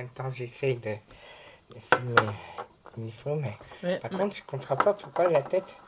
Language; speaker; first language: French; native; French